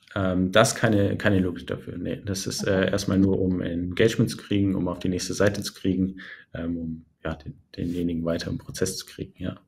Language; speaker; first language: German; native; German